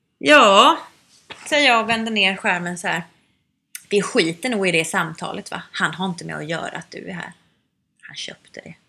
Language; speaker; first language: Swedish; native; Swedish